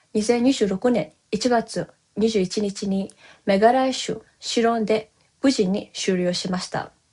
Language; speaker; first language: Japanese; non-native, fluent; Tibetan